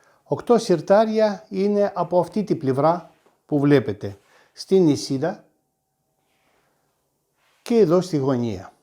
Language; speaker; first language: Greek; non-native, fluent; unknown